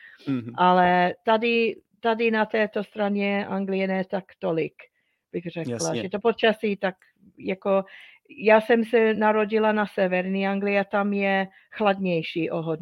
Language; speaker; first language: Czech; non-native, fluent; English